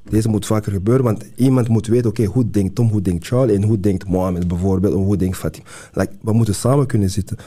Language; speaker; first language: Dutch; early bilingual, other home language; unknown